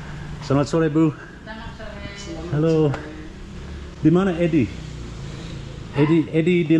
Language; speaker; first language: Indonesian; non-native, learner; English